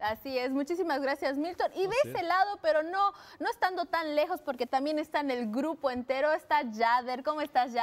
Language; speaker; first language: Spanish; native; Spanish